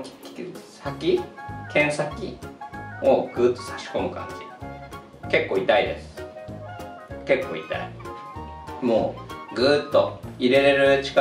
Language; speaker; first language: Japanese; native; Japanese